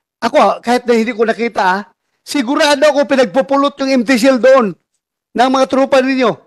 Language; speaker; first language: Filipino; native; Filipino